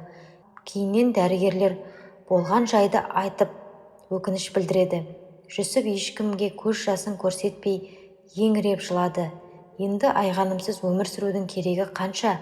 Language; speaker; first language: Kazakh; native; Kazakh